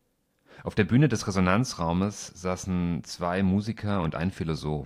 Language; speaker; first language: German; native; German